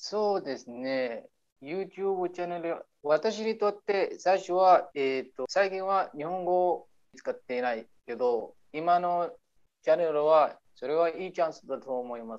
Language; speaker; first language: Japanese; non-native, learner; Arabic